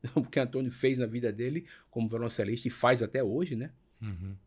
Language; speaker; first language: Portuguese; native; Portuguese